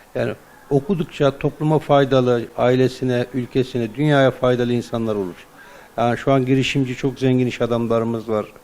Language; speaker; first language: Turkish; native; Turkish